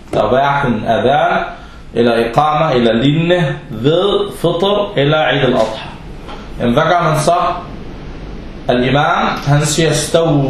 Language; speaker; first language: Danish; non-native, fluent; Arabic